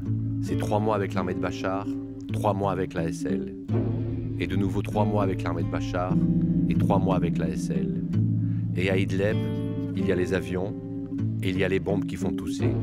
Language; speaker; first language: French; non-native, learner; Arabic